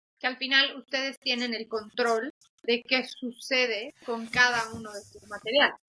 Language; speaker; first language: Spanish; native; Spanish